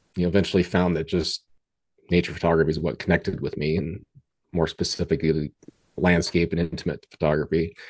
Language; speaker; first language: English; native; English